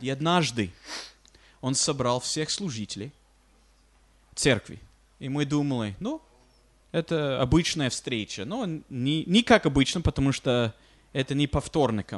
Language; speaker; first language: Russian; non-native, fluent; English